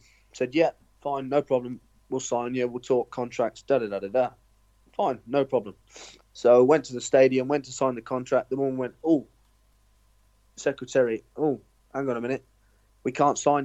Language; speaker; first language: English; native; English